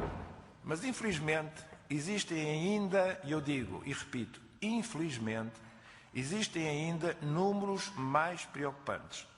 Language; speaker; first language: Portuguese; native; Portuguese